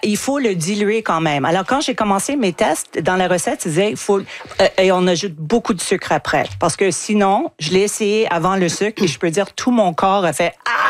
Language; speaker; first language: French; non-native, fluent; English